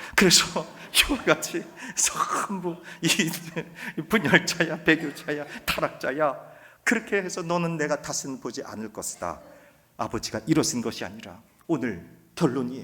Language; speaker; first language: Korean; native; Korean